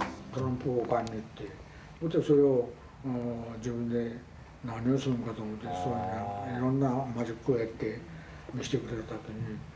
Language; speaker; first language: Japanese; native; Japanese